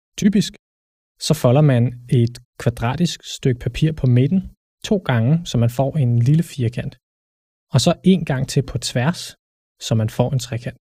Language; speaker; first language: Danish; native; Danish